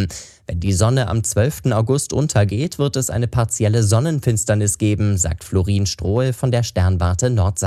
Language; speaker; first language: German; native; German